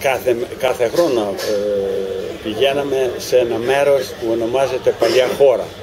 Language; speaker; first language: Greek; non-native, learner; Ukrainian